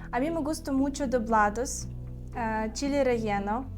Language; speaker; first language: Spanish; non-native, learner; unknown